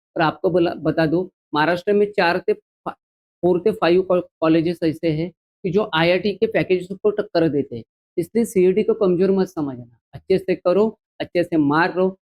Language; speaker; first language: Hindi; non-native, local second language; Marathi